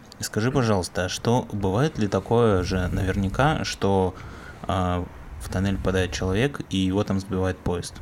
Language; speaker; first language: Russian; native; Russian